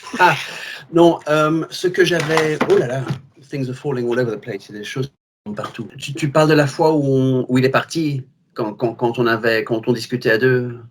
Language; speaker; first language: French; native; French